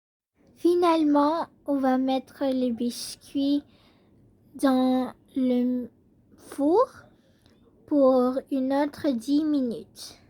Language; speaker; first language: French; non-native, learner; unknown